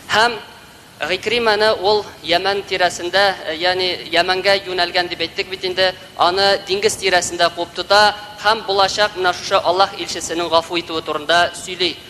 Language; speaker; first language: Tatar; native; Tatar